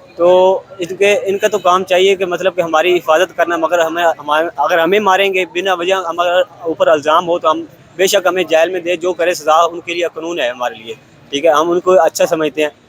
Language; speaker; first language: Urdu; non-native, local second language; Punjabi